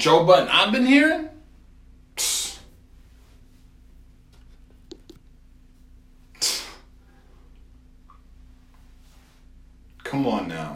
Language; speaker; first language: English; native; English